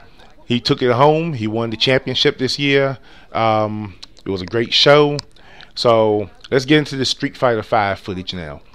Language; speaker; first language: English; native; English